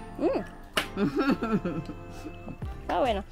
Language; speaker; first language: Spanish; non-native, fluent; English